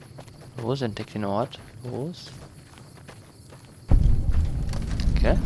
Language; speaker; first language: German; native; German